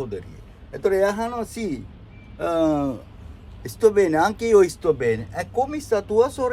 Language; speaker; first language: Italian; non-native, fluent; Sinhala